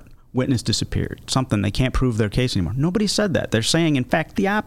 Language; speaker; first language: English; native; English